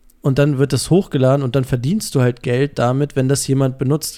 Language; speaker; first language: German; native; German